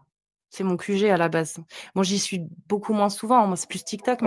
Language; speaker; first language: French; native; French